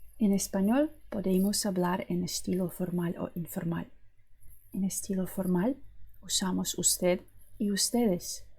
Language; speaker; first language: Spanish; non-native, fluent; Ukrainian